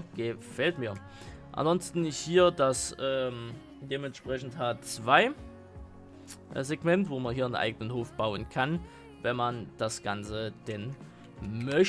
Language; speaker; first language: German; native; German